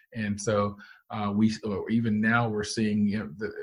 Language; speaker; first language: English; native; English